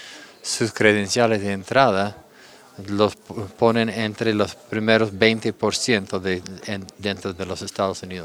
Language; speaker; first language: Spanish; non-native, fluent; English